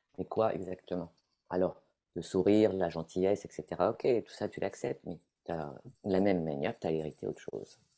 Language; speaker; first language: French; non-native, fluent; Italian